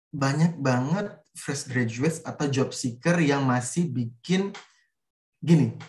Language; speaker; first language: English; non-native, fluent; Indonesian